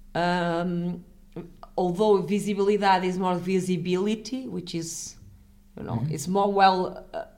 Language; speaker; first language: English; non-native, fluent; Portuguese